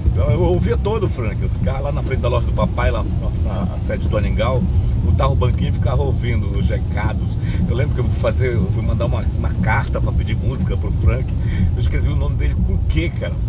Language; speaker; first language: Portuguese; native; Portuguese